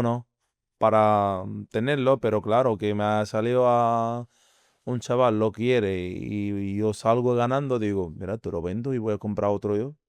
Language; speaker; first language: Spanish; non-native, fluent; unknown